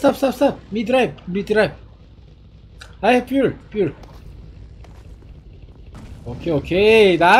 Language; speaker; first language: English; non-native, learner; Korean